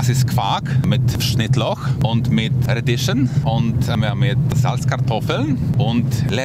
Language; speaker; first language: German; non-native, fluent; Polish